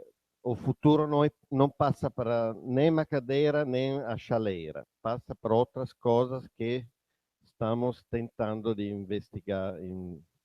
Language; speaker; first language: Portuguese; non-native, fluent; Italian